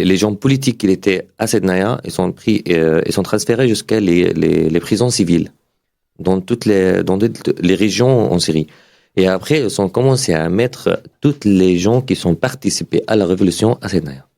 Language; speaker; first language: French; non-native, learner; Arabic